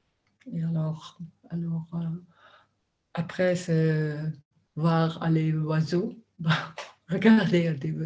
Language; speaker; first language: French; non-native, learner; Dutch